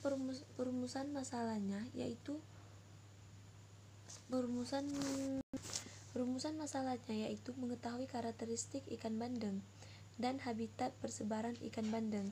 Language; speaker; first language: Indonesian; non-native, local second language; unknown